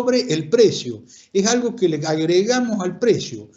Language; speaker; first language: Spanish; native; Spanish